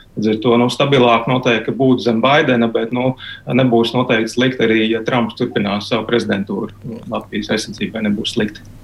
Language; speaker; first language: Latvian; native; Latvian